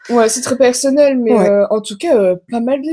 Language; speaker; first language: French; native; French